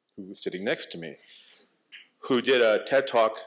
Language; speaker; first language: English; native; English